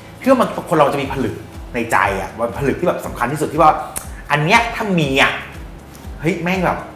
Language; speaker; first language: Thai; native; Thai